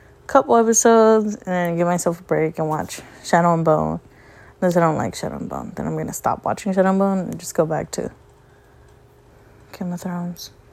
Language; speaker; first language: English; early bilingual, other home language; Spanish